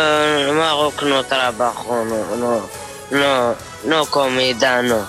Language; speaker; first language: Spanish; non-native, learner; Arabic